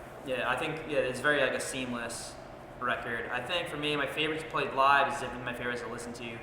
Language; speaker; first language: English; native; English